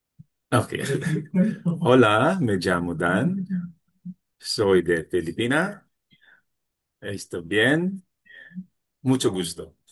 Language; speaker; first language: Spanish; non-native, learner; Filipino